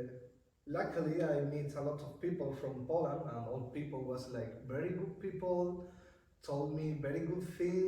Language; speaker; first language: English; non-native, learner; Spanish